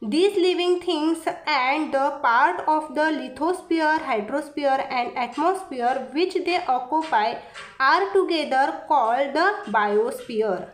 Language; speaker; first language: English; non-native, local second language; Marathi